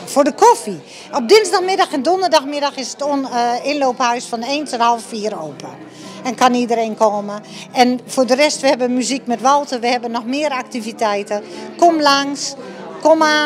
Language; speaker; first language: Dutch; native; Dutch